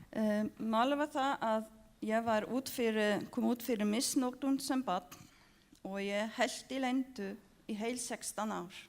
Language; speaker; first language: Icelandic; non-native, learner; Norwegian